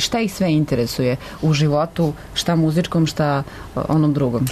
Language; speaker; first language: Serbian; native; Serbian